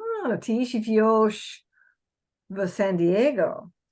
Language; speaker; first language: Russian; non-native, fluent; English